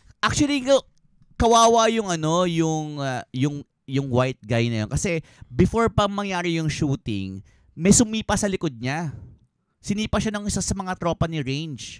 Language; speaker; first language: Filipino; native; Filipino